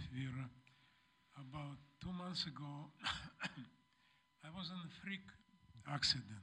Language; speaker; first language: English; non-native, learner; Russian